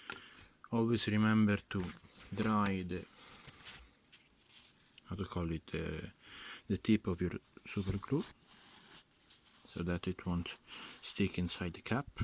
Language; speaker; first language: English; non-native, fluent; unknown